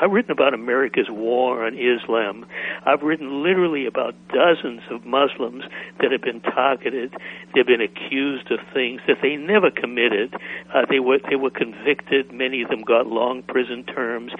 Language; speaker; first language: English; native; English